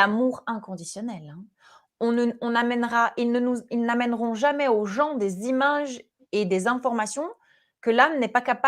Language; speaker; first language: French; native; French